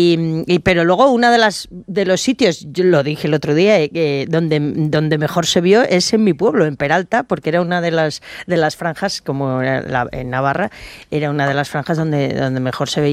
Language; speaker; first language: Spanish; native; Spanish